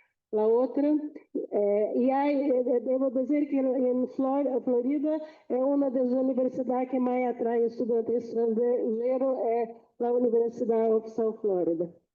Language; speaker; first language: Portuguese; non-native, fluent; Spanish